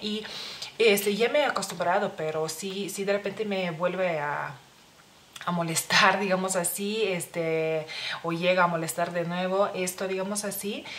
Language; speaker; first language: Spanish; non-native, fluent; Lithuanian